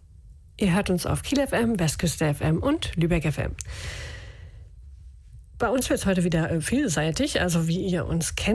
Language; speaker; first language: German; native; German